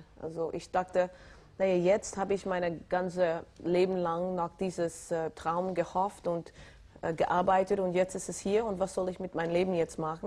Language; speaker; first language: German; non-native, fluent; English